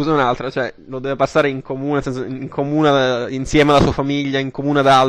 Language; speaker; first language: Italian; native; Italian